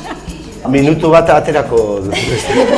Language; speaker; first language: Basque; non-native, local second language; Spanish